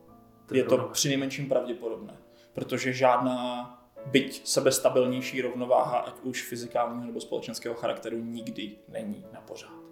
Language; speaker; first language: Czech; native; Czech